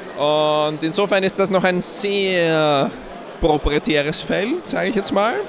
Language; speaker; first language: German; native; German